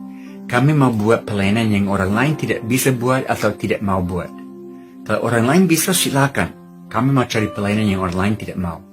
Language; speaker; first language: Indonesian; non-native, fluent; English